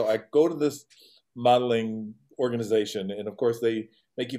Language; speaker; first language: English; native; English